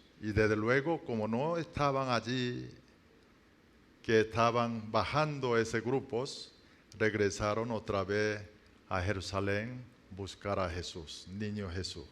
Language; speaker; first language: Spanish; non-native, learner; Korean